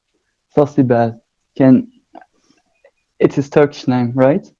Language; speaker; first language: English; non-native, learner; Turkish